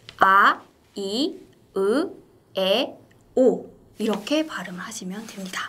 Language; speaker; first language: Korean; native; Korean